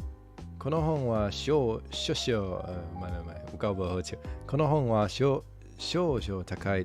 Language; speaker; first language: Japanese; non-native, learner; Min Nan Chinese